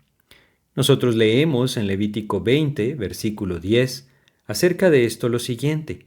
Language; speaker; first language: Spanish; native; Spanish